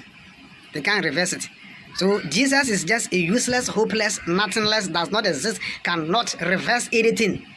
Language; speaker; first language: English; non-native, local second language; Akan